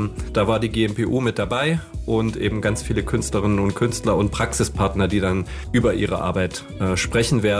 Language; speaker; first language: German; native; German